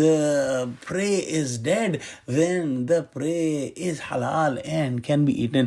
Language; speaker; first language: English; non-native, local second language; Urdu